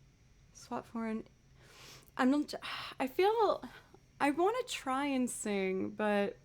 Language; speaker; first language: English; native; English